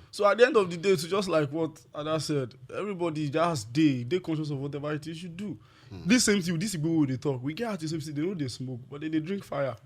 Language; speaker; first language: Nigerian Pidgin; native; Nigerian Pidgin